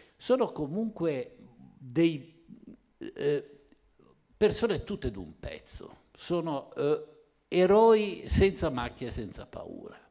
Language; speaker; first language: Italian; native; Italian